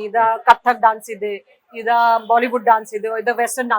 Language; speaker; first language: Kannada; non-native, learner; Hindi